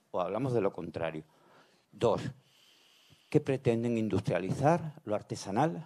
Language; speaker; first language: Spanish; native; Spanish